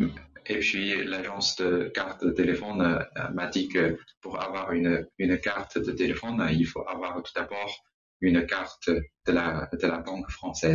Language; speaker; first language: French; non-native, learner; Chinese